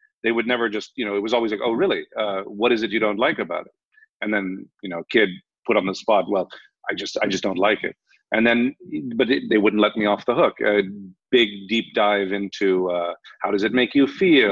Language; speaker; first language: English; native; English